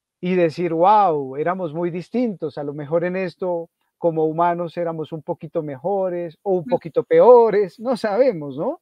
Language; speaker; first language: Spanish; native; Spanish